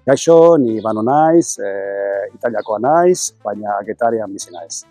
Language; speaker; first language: Basque; non-native, learner; Italian